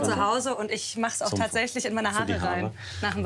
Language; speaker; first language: German; native; German